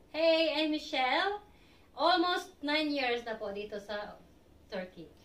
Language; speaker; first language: Filipino; native; Filipino